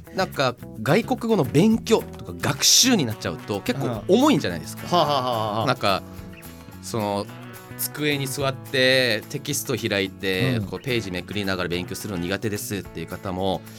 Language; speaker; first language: Japanese; non-native, fluent; Korean